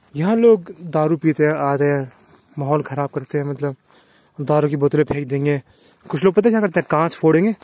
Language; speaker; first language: Hindi; native; Hindi